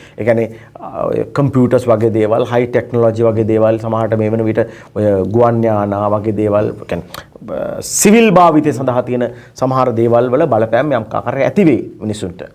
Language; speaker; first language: Sinhala; native; Sinhala